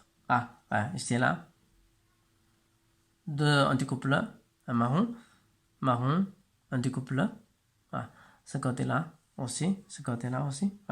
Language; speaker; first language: French; non-native, learner; Chinese